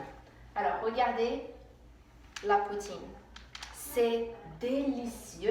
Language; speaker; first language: French; non-native, fluent; English